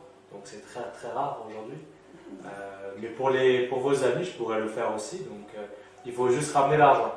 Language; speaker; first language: French; early bilingual, other home language; Turkish